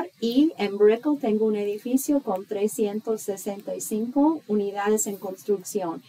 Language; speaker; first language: Spanish; non-native, fluent; English